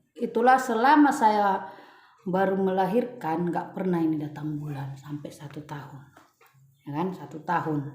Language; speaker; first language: Indonesian; non-native, local second language; Batak Toba